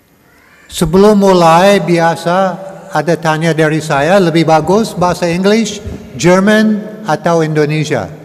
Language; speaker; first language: Indonesian; non-native, learner; English